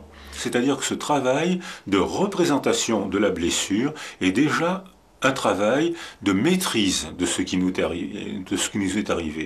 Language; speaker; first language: French; native; French